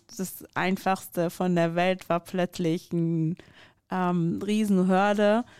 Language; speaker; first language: German; non-native, fluent; Persian